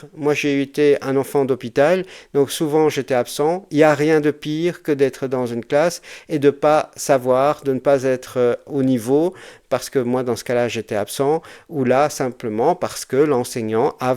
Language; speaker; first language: French; native; French